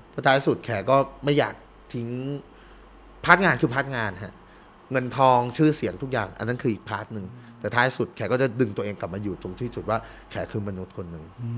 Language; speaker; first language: Thai; early bilingual, heritage; Thai